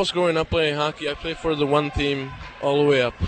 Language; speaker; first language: English; non-native, fluent; Czech